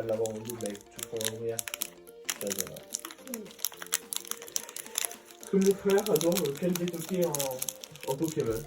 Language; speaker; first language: French; native; French